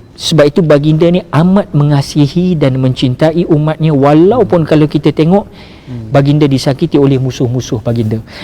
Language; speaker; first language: Malay; native; Malay